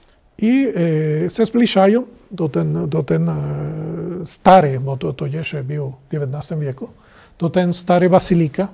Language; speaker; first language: Polish; non-native, learner; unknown